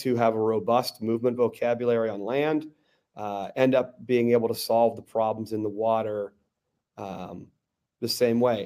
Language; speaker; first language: English; native; English